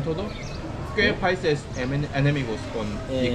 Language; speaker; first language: Spanish; non-native, learner; Korean